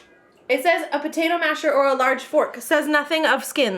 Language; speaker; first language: English; native; English